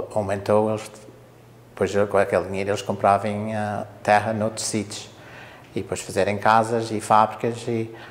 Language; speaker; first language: Portuguese; early bilingual, heritage; English